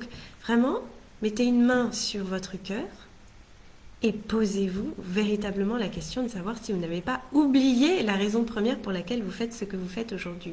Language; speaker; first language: French; native; French